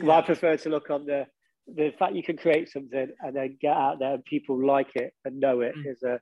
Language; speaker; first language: English; native; English